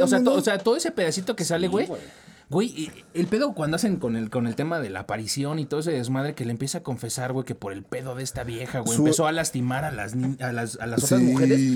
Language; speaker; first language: Spanish; native; Spanish